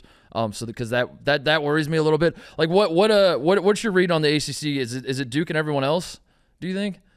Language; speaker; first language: English; native; English